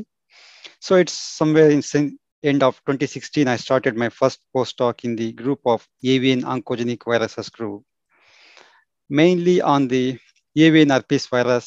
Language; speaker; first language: English; non-native, local second language; Kannada